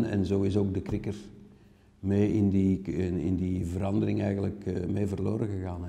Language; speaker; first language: Dutch; native; Dutch